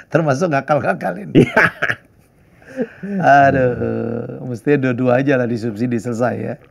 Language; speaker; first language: Indonesian; native; Indonesian